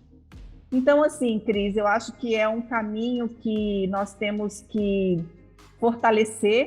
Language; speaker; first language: Portuguese; native; Portuguese